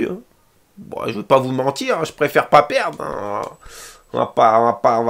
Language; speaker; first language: French; native; French